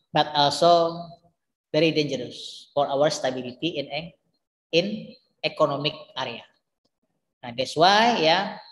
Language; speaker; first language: English; non-native, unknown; Indonesian